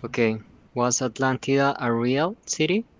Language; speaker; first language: English; non-native, fluent; Spanish